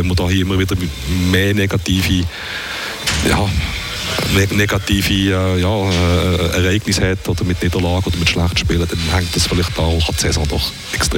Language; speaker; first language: German; native; German